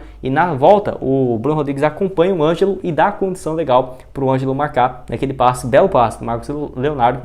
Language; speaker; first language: Portuguese; native; Portuguese